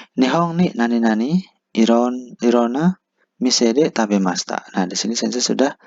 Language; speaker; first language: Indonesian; native; Indonesian